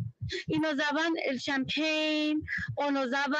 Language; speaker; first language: Spanish; early bilingual, heritage; Spanish